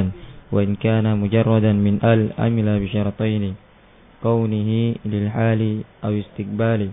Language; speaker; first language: Arabic; non-native, fluent; Indonesian